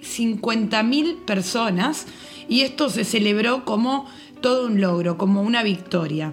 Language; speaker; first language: Spanish; native; Spanish